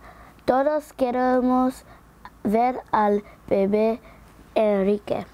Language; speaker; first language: Spanish; non-native, learner; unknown